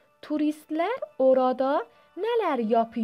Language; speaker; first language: Turkish; non-native, fluent; Persian